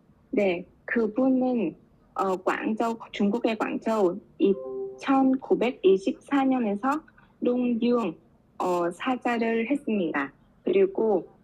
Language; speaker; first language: Korean; non-native, learner; Vietnamese